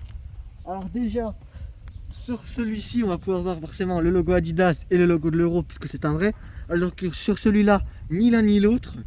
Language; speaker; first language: French; native; French